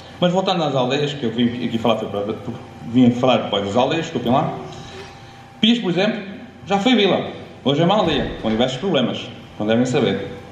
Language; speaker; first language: Portuguese; native; Portuguese